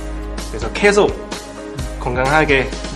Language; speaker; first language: Korean; non-native, learner; Cantonese